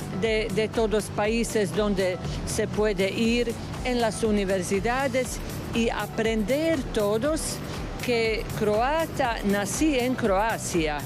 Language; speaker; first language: Spanish; non-native, fluent; Croatian